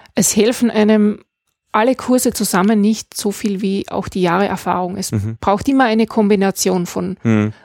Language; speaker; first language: German; native; German